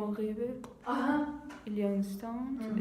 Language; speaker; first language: French; non-native, learner; German